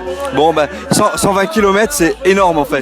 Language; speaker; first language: French; native; French